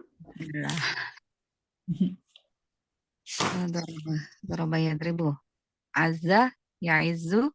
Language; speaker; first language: Arabic; non-native, learner; Indonesian